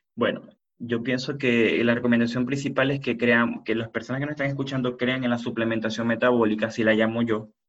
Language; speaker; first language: Spanish; native; Spanish